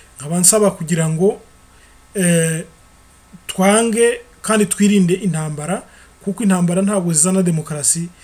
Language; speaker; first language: Kinyarwanda; early bilingual, heritage; Kinyarwanda